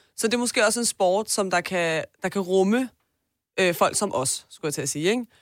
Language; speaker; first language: Danish; early bilingual, other home language; Persian